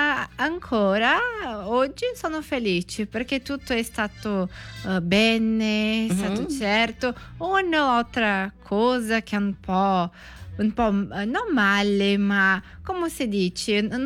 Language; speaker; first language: Italian; non-native, learner; Portuguese